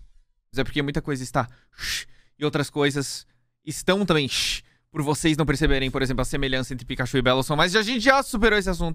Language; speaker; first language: Portuguese; native; Portuguese